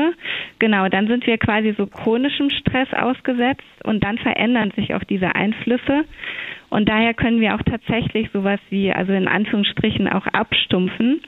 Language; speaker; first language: German; native; German